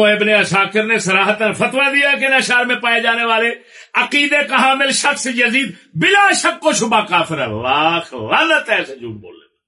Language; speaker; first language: Urdu; non-native, local second language; Punjabi